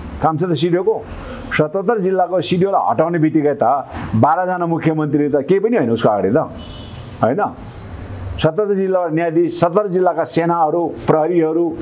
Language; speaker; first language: Nepali; non-native, local second language; Sherpa